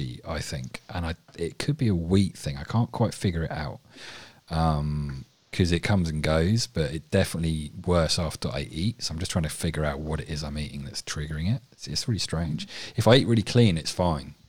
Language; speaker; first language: English; native; English